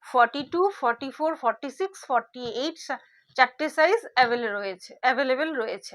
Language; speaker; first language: Hindi; non-native, local second language; Bangla